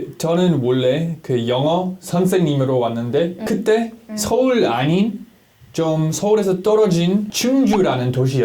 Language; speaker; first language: Korean; non-native, learner; English